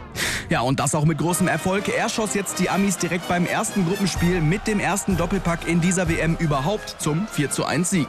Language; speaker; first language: German; native; German